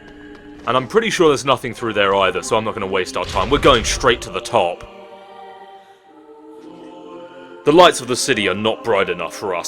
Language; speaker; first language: English; native; English